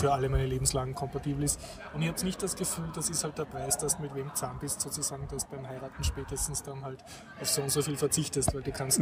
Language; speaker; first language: German; native; German